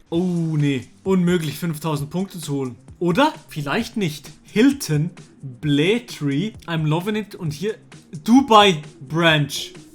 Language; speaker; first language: German; native; German